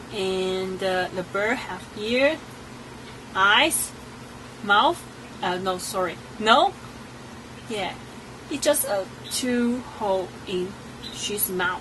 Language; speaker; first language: English; non-native, learner; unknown